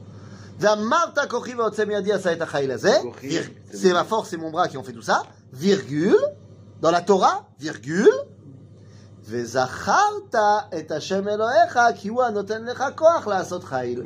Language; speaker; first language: French; native; French